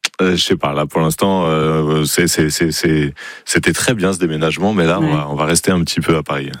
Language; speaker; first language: French; native; French